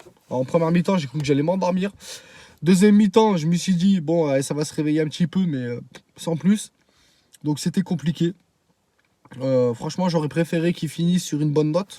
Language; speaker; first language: French; native; French